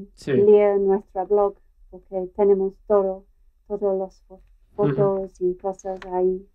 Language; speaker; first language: Spanish; non-native, learner; English